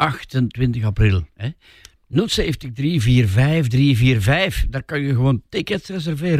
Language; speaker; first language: Dutch; native; Dutch